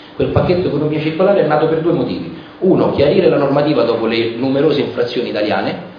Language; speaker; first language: Italian; native; Italian